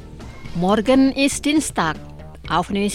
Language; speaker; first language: German; non-native, fluent; Indonesian